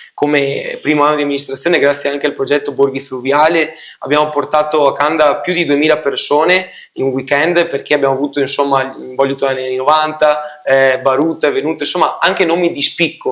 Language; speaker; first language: Italian; native; Italian